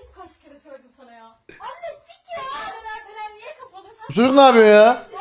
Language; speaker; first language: Turkish; native; Turkish